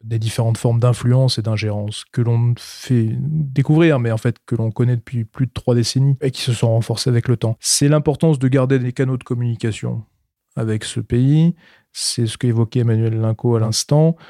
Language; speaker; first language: French; native; French